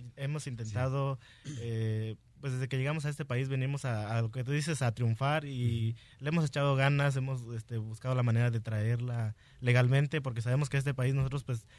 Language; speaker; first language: Spanish; native; Spanish